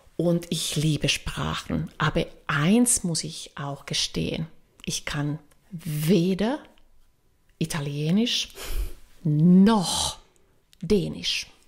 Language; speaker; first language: German; non-native, fluent; Finnish